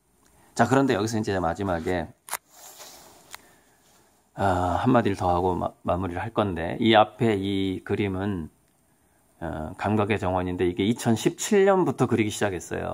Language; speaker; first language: Korean; native; Korean